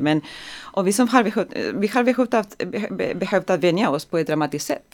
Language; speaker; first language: Swedish; non-native, learner; Spanish